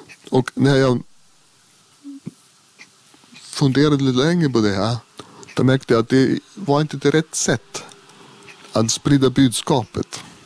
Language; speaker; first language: Swedish; non-native, fluent; German